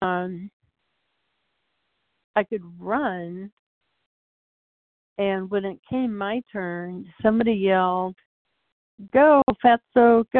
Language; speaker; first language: English; native; English